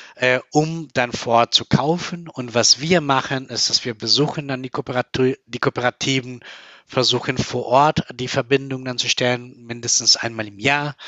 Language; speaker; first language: German; non-native, fluent; Spanish